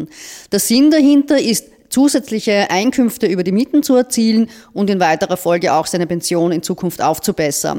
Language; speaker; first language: German; native; German